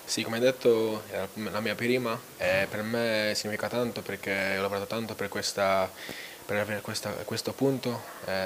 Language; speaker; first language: Italian; non-native, fluent; Maltese